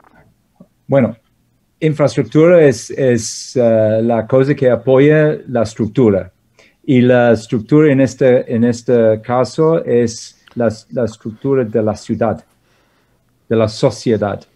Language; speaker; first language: Spanish; non-native, fluent; English